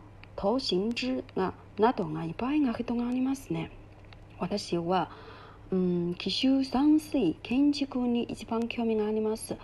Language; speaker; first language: Japanese; non-native, learner; Chinese